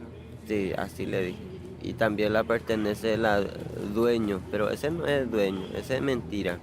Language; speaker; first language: Spanish; non-native, local second language; Guarani